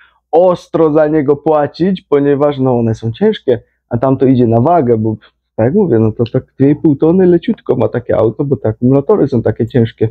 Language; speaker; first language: Polish; native; Polish